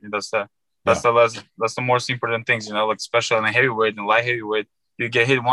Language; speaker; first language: English; non-native, fluent; Uzbek